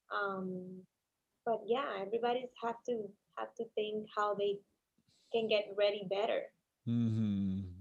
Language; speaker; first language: English; non-native, fluent; Spanish